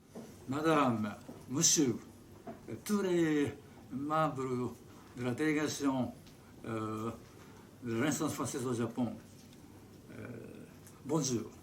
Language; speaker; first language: French; non-native, fluent; Japanese